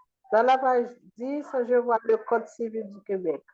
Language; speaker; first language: French; non-native, local second language; Haitian Creole